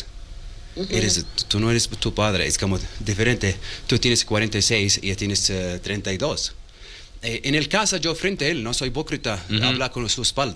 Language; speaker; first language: Spanish; non-native, learner; Arabic